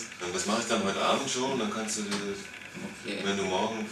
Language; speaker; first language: German; native; German